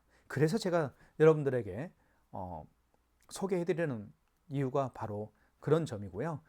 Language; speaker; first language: Korean; native; Korean